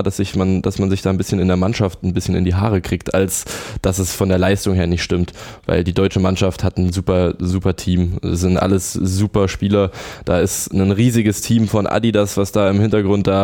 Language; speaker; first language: German; native; German